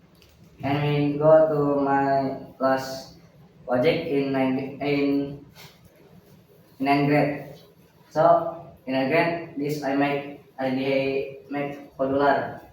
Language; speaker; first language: English; non-native, learner; Indonesian